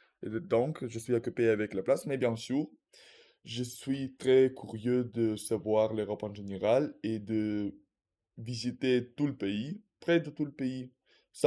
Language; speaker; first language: French; non-native, learner; Russian